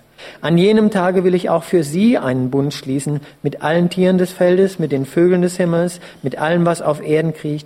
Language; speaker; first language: German; native; German